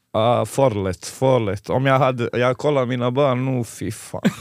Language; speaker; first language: Swedish; non-native, fluent; Serbian